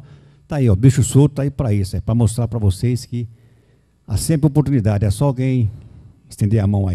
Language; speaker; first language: Portuguese; native; Portuguese